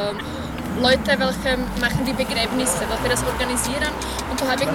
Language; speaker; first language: German; non-native, fluent; Czech